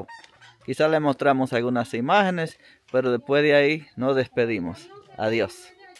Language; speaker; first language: Spanish; native; Spanish